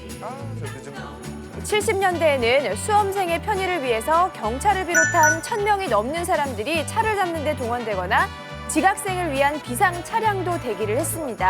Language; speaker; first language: Korean; native; Korean